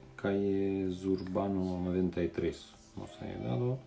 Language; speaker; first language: Spanish; non-native, fluent; Romanian